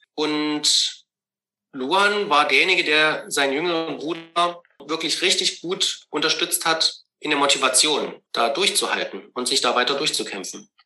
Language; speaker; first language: German; native; German